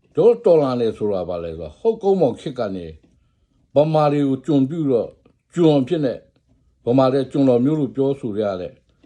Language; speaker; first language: Burmese; non-native, local second language; Karen languages